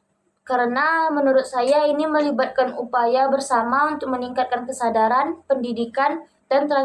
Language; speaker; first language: Indonesian; native; Indonesian